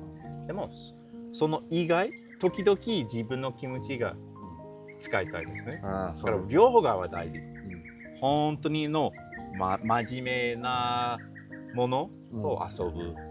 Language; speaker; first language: Japanese; non-native, learner; English